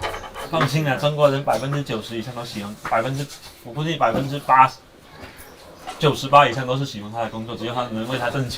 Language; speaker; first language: Chinese; native; Chinese